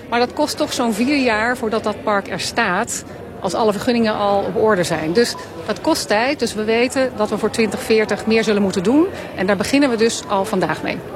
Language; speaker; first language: Dutch; native; Dutch